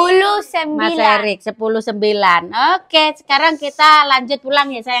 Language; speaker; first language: Indonesian; native; Indonesian